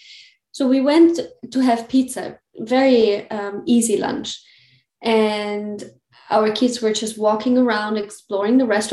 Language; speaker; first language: English; non-native, fluent; German